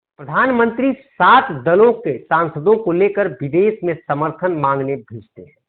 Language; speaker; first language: Hindi; native; Hindi